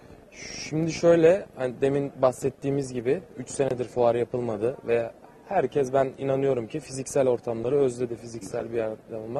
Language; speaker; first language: Turkish; native; Turkish